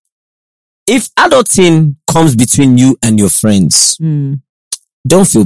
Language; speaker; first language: English; non-native, local second language; Yoruba